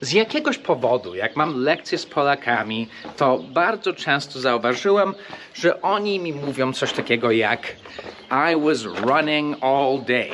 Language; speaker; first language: Polish; non-native, fluent; English